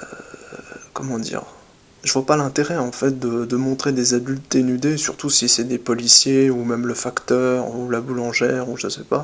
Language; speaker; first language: French; native; French